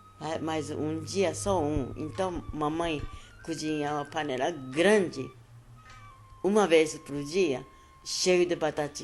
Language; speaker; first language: Portuguese; non-native, learner; Japanese